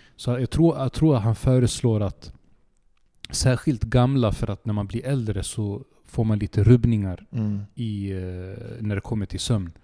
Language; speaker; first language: Swedish; native; Swedish